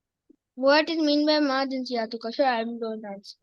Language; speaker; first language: English; non-native, local second language; Urdu